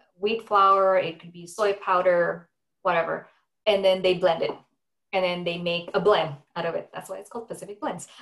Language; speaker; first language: English; non-native, fluent; Indonesian